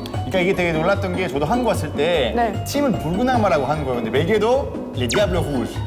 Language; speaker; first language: Korean; non-native, fluent; French